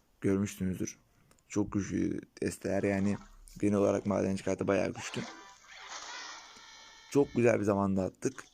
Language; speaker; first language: Turkish; native; Turkish